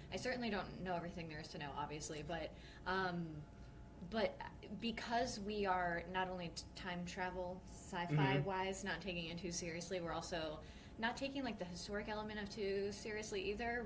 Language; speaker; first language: English; native; English